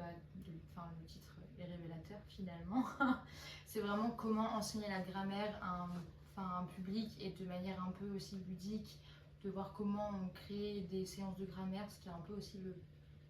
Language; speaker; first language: French; native; French